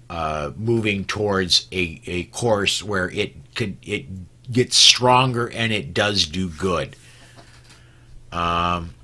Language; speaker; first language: English; native; English